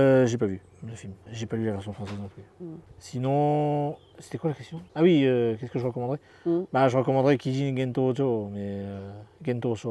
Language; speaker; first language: French; native; French